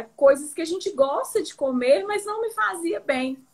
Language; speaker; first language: Portuguese; native; Portuguese